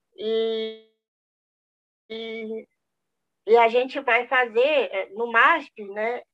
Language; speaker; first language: Portuguese; non-native, local second language; Guarani